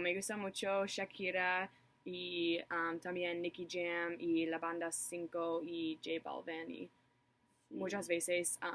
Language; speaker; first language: Spanish; non-native, learner; English